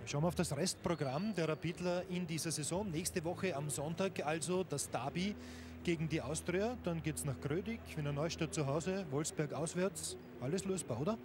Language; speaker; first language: German; native; German